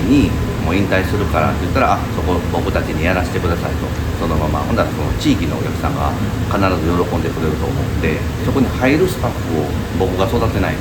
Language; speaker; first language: Japanese; native; Japanese